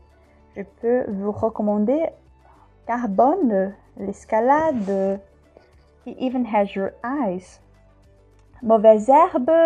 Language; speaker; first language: French; non-native, fluent; Portuguese